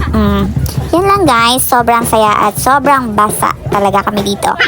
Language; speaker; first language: Filipino; native; Filipino